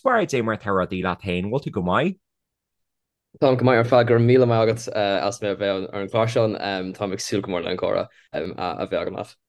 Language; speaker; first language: Irish; non-native, local second language; English